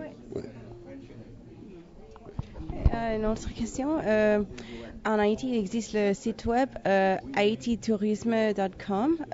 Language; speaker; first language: French; non-native, fluent; English